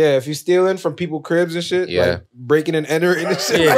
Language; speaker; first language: English; native; English